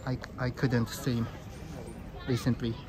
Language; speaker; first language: English; non-native, learner; Japanese